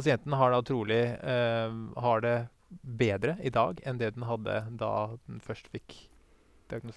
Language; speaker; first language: Norwegian; native; Norwegian